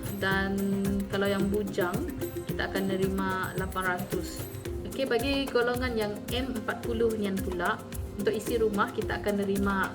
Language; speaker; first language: Malay; non-native, local second language; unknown